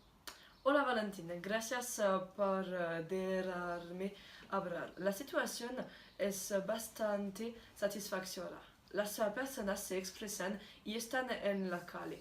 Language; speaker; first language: Spanish; non-native, learner; French